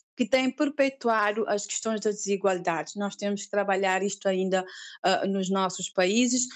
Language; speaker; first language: Portuguese; non-native, local second language; Kabuverdianu